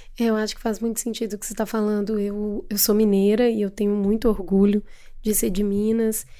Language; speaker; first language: Portuguese; native; Portuguese